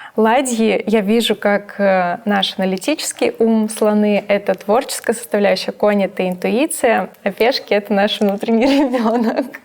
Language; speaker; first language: Russian; native; Russian